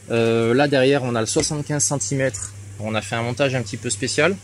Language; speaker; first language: French; native; French